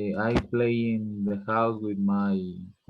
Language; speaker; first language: English; non-native, learner; Spanish